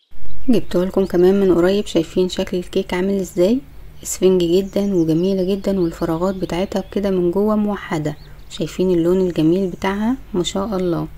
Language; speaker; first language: Arabic; native; Arabic